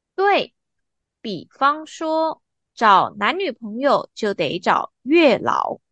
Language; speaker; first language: Chinese; native; Chinese